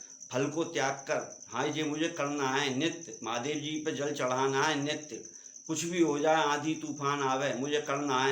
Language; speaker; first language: Hindi; native; Hindi